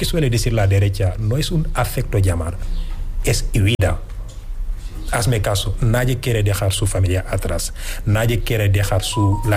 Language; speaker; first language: Spanish; non-native, fluent; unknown